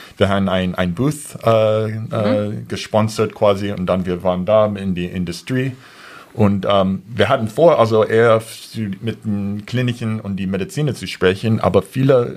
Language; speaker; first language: German; non-native, fluent; English